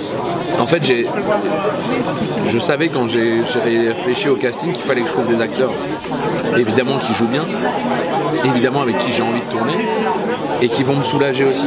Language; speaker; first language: French; native; French